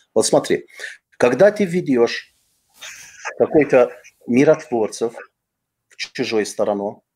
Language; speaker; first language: Russian; non-native, fluent; Azerbaijani